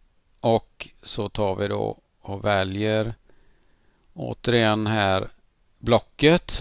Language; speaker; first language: Swedish; native; Swedish